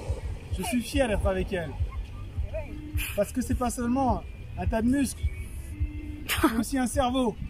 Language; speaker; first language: French; native; French